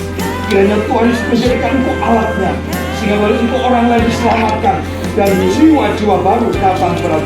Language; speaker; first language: Indonesian; native; Indonesian